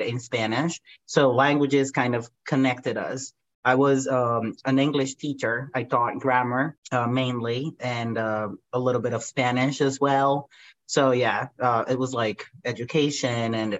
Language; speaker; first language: English; non-native, fluent; Spanish